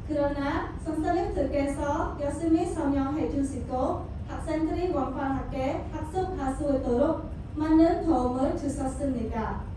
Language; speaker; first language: Korean; non-native, learner; Khmer